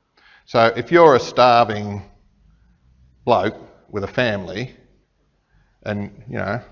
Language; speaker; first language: English; native; English